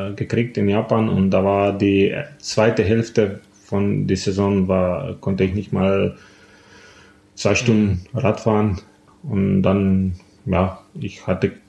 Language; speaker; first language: German; non-native, fluent; Slovenian